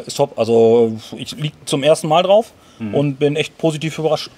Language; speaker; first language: German; native; German